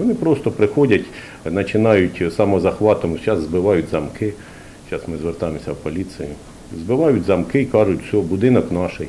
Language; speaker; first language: Ukrainian; native; Ukrainian